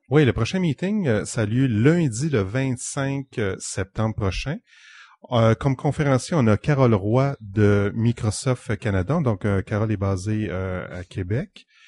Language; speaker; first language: French; native; French